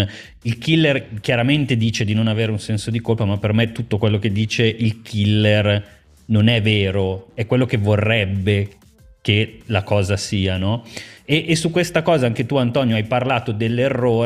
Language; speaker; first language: Italian; native; Italian